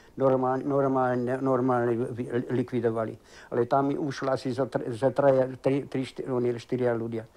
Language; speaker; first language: Slovak; non-native, local second language; German